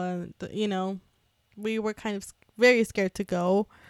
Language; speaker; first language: English; early bilingual, other home language; Spanish